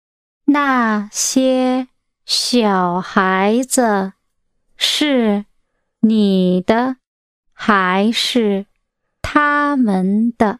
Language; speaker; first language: Chinese; non-native, learner; English